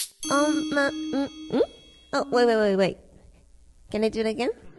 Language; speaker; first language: English; non-native, fluent; Japanese